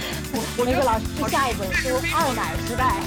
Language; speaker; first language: Chinese; native; Chinese